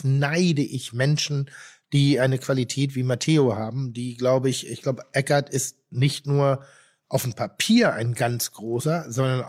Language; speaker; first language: German; native; German